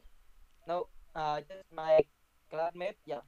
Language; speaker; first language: English; non-native, learner; Vietnamese